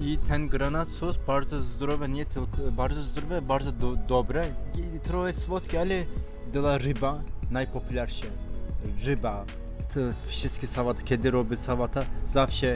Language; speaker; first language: Polish; non-native, learner; Turkish